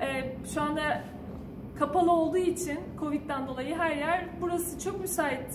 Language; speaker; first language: Turkish; native; Turkish